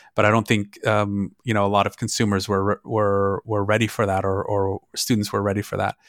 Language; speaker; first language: English; non-native, fluent; German